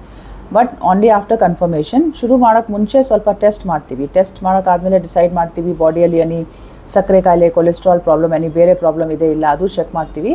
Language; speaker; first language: Kannada; non-native, fluent; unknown